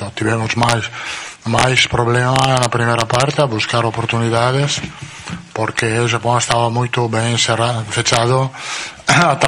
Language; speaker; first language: Portuguese; non-native, learner; Italian